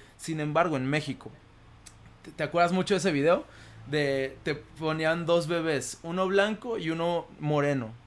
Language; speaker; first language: Spanish; early bilingual, heritage; Spanish